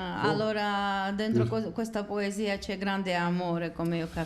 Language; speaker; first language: Italian; non-native, learner; Georgian